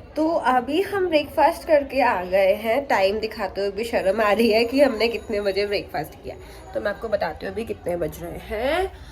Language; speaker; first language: Hindi; non-native, local second language; Bangla